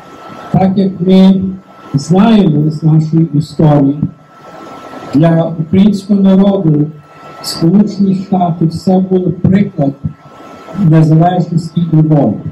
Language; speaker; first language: Ukrainian; early bilingual, heritage; Ukrainian